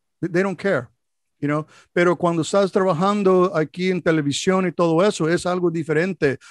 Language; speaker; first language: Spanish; non-native, learner; English